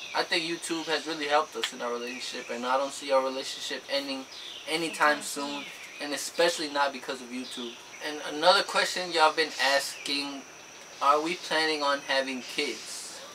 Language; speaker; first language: English; native; English